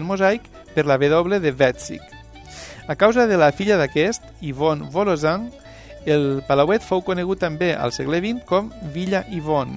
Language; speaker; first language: Catalan; native; Catalan